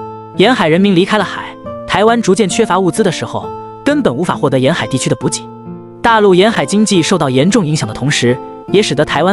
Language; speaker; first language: Chinese; native; Chinese